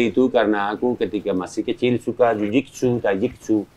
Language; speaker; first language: Indonesian; non-native, learner; Spanish